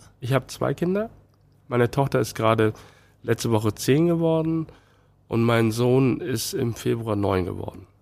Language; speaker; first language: German; early bilingual, other home language; Chinese